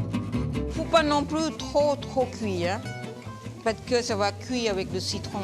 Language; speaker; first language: French; non-native, fluent; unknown